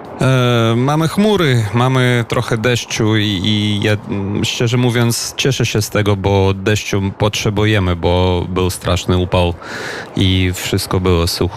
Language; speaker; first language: Polish; non-native, fluent; Ukrainian